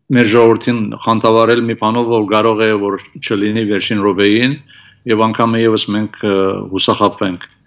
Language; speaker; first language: Armenian; early bilingual, heritage; Armenian